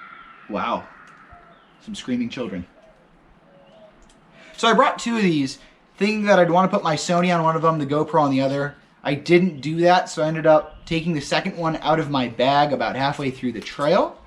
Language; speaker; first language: English; native; English